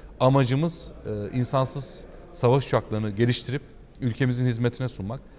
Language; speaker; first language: Turkish; native; Turkish